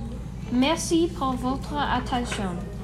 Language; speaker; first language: French; non-native, learner; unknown